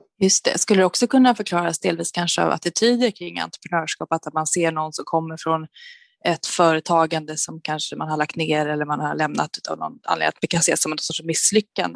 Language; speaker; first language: Swedish; native; Swedish